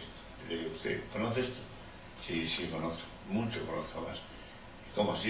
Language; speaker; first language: Spanish; non-native, local second language; Basque